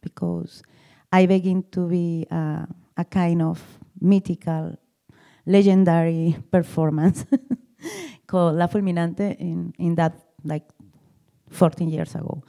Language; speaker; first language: English; non-native, learner; Spanish